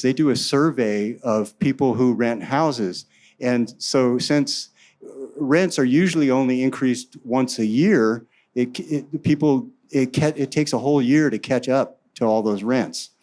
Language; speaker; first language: English; native; English